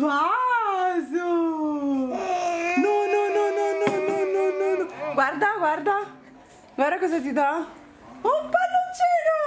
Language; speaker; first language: Italian; native; Italian